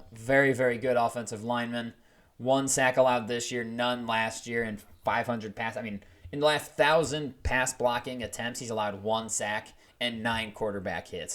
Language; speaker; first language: English; native; English